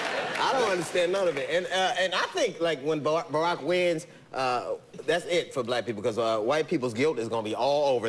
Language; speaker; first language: English; native; English